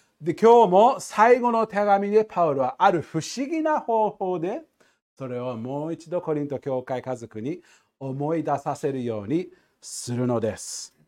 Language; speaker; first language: Japanese; non-native, fluent; English